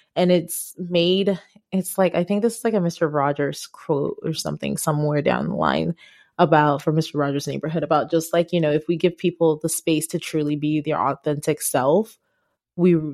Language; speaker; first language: English; non-native, local second language; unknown